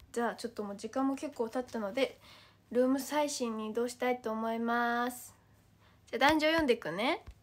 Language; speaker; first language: Japanese; native; Japanese